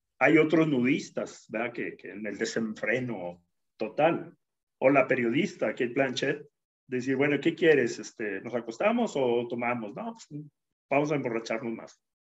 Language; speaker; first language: Spanish; native; Spanish